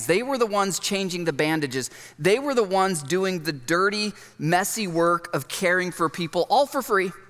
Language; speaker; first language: English; native; English